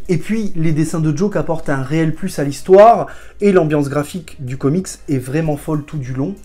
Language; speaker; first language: French; native; French